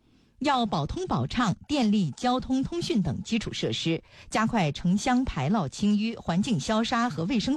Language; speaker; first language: Chinese; native; Chinese